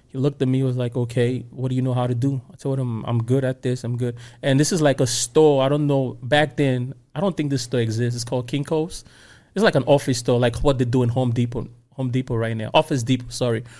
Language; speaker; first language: English; non-native, local second language; Igbo